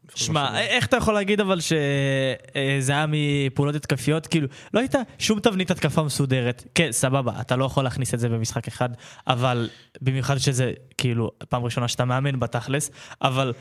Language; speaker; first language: Hebrew; native; Hebrew